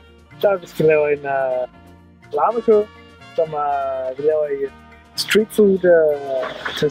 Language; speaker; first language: Danish; non-native, learner; Swahili